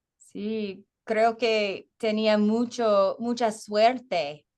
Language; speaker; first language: Spanish; non-native, learner; English